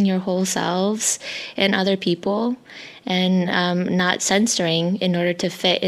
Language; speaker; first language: English; early bilingual, other home language; Hmong